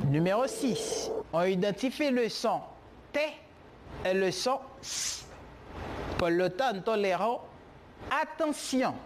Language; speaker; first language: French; non-native, fluent; Spanish